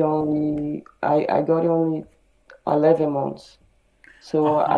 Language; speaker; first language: English; non-native, learner; Portuguese